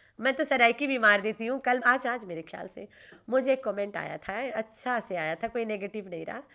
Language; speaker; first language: Urdu; non-native, local second language; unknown